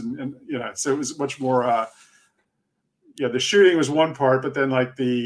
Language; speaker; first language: English; native; English